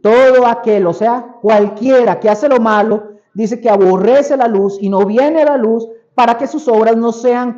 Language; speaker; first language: Spanish; native; Spanish